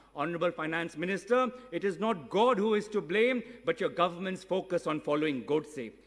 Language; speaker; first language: English; non-native, local second language; Assamese